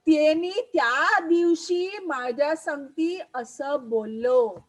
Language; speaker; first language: Marathi; non-native, local second language; Hindi